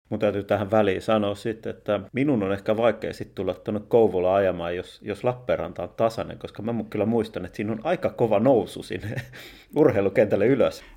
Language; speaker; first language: Finnish; native; Finnish